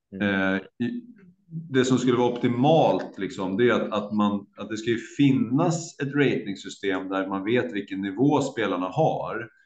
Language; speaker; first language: Swedish; native; Swedish